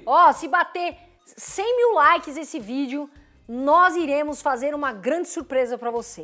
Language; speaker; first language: Portuguese; native; Portuguese